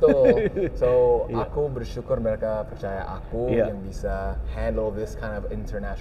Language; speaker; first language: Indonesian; early bilingual, heritage; English